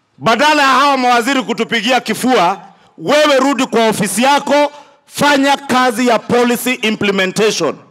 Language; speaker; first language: Swahili; non-native, local second language; Kikuyu